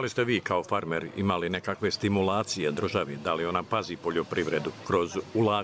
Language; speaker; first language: Serbian; native; Serbian